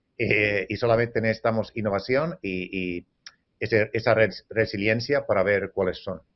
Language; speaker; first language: Spanish; non-native, fluent; Finnish